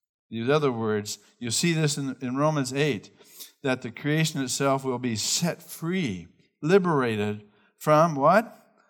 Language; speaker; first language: English; native; English